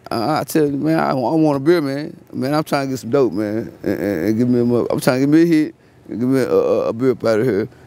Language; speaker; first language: English; native; English